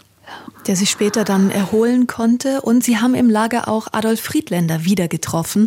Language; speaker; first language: German; native; German